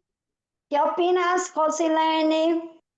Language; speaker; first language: Spanish; non-native, fluent; Portuguese